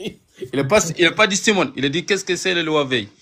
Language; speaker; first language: French; non-native, learner; Arabic